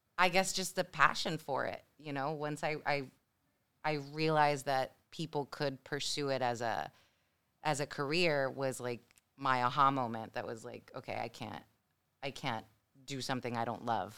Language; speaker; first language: English; early bilingual, other home language; Spanish